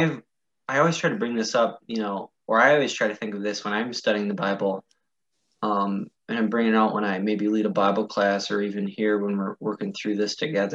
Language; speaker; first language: English; native; English